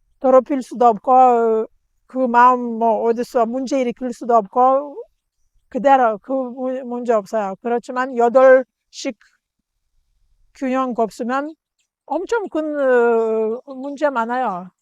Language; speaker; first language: Korean; non-native, learner; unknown